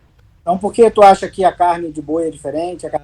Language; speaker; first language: Portuguese; native; Portuguese